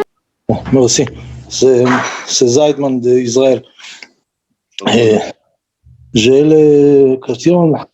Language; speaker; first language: French; non-native, learner; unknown